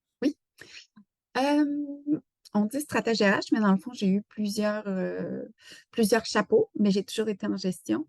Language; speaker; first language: French; native; French